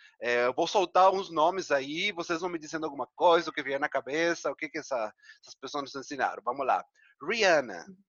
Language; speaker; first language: Portuguese; non-native, fluent; Spanish